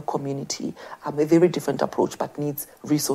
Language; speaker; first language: English; non-native, local second language; Southern Sotho